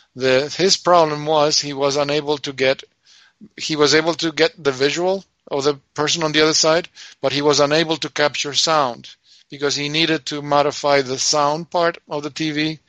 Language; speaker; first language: English; non-native, fluent; Spanish